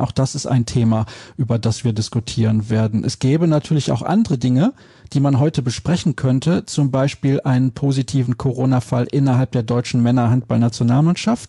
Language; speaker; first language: German; native; German